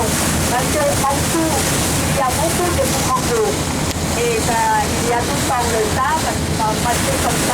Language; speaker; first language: French; non-native, learner; Thai